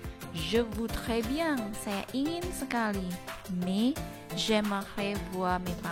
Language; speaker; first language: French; non-native, fluent; Indonesian